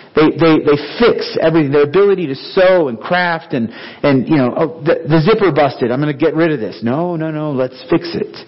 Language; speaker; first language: English; native; English